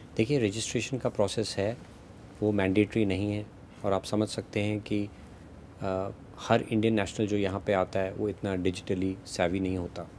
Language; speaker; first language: Hindi; native; Hindi